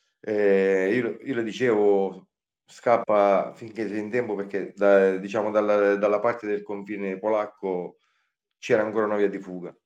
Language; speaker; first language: Italian; native; Italian